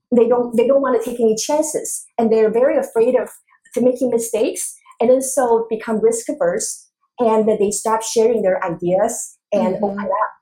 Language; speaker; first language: English; non-native, fluent; Chinese